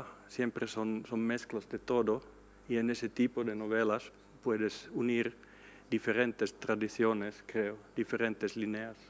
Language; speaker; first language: Spanish; non-native, fluent; Swedish